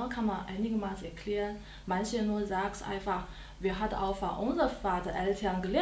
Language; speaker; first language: German; non-native, learner; Chinese